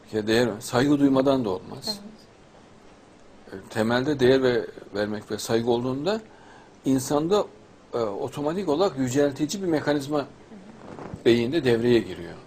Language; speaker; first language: Turkish; native; Turkish